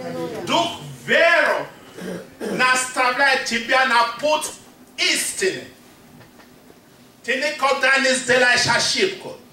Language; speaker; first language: Russian; non-native, fluent; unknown